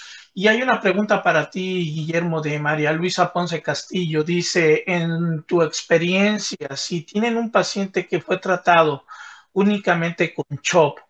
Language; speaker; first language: Spanish; native; Spanish